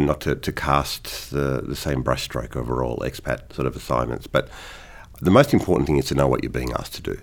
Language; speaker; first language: English; native; English